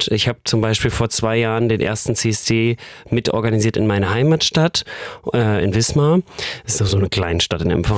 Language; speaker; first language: German; native; German